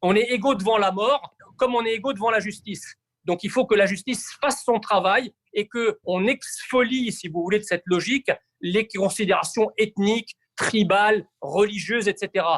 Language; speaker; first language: French; early bilingual, other home language; Arabic